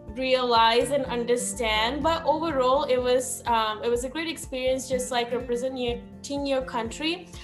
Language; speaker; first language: English; non-native, local second language; Sinhala